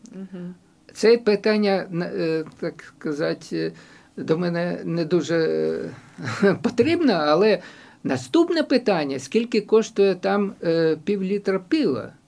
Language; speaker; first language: Ukrainian; non-native, local second language; Russian